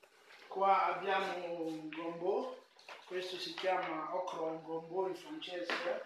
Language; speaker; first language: Italian; non-native, learner; English